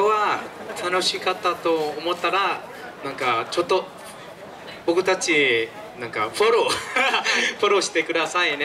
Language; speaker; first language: Japanese; non-native, fluent; Thai